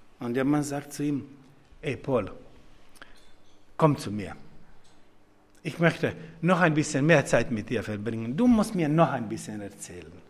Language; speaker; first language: German; non-native, fluent; Serbian